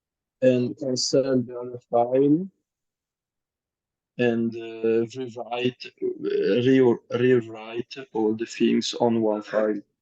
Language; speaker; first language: English; non-native, learner; Italian